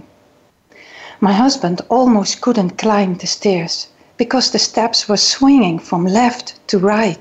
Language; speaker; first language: English; non-native, fluent; Dutch